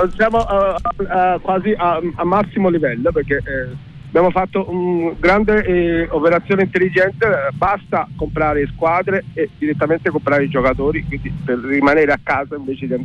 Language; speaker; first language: Italian; native; Italian